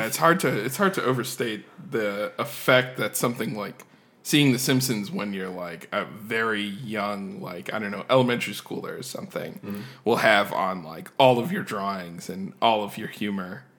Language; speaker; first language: English; native; English